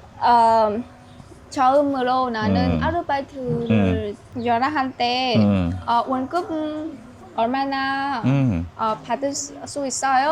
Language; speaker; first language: Korean; non-native, learner; Vietnamese